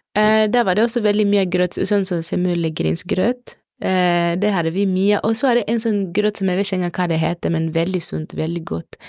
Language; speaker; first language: Norwegian; non-native, fluent; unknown